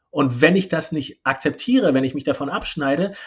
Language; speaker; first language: German; native; German